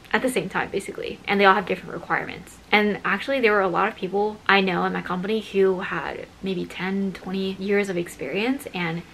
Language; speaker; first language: English; native; English